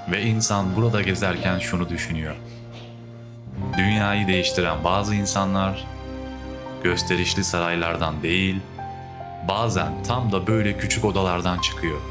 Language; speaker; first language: Turkish; native; Turkish